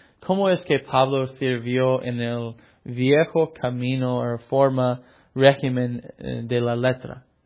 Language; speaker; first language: Spanish; non-native, fluent; English